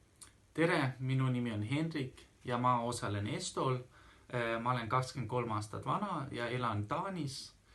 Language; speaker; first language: Estonian; early bilingual, heritage; Estonian